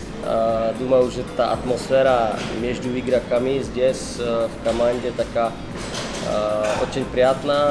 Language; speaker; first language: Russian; non-native, learner; Czech